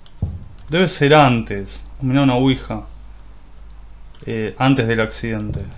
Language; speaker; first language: Spanish; native; Spanish